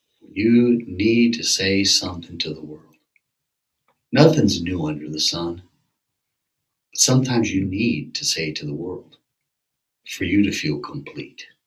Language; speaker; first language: English; early bilingual, other home language; Spanish